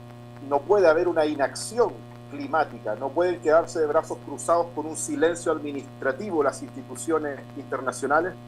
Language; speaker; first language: Spanish; native; Spanish